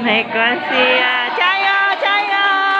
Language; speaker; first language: Chinese; non-native, learner; Indonesian